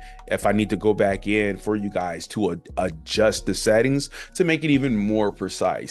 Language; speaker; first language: English; native; English